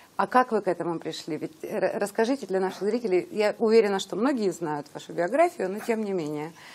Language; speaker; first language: Russian; native; Russian